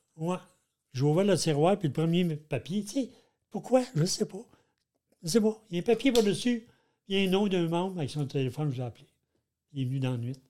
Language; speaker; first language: French; native; French